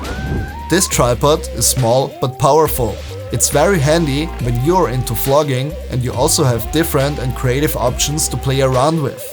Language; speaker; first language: English; non-native, fluent; German